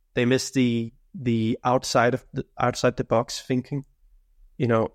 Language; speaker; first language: English; non-native, fluent; Danish